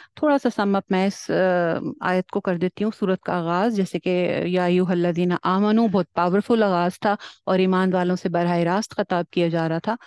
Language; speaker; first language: Urdu; native; Urdu